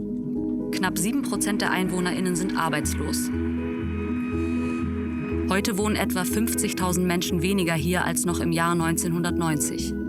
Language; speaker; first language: German; native; German